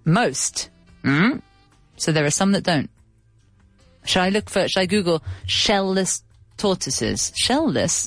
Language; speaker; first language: English; native; English